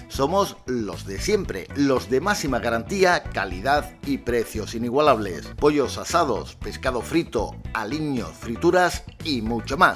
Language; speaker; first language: Spanish; native; Spanish